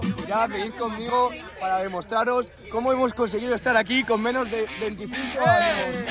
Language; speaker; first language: Spanish; native; Spanish